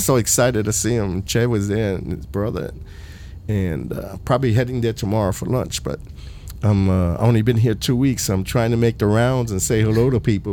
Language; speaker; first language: English; early bilingual, other home language; Spanish